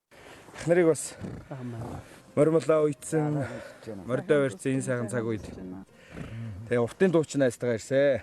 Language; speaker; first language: Mongolian; native; Mongolian